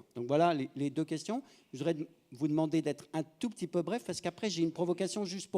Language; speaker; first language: French; native; French